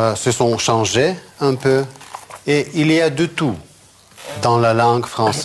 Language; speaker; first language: French; non-native, fluent; Russian